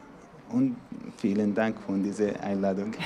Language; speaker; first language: German; non-native, learner; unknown